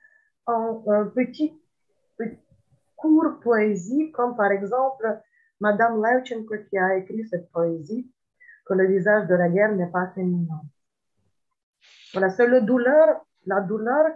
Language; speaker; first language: French; non-native, fluent; Ukrainian